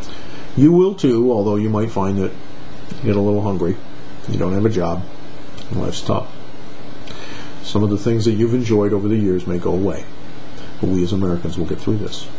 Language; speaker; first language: English; native; English